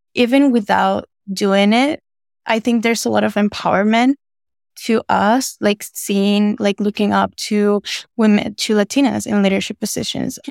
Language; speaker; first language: English; non-native, fluent; Spanish